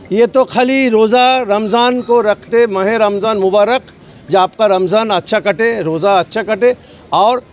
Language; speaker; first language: Hindi; non-native, local second language; Bangla